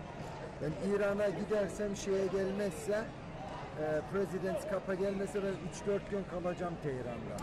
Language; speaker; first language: Turkish; early bilingual, heritage; Turkish